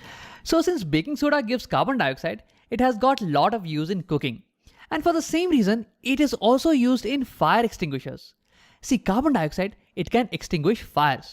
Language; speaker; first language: English; non-native, local second language; Hindi